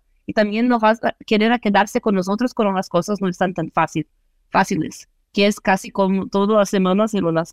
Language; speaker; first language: Spanish; non-native, fluent; Portuguese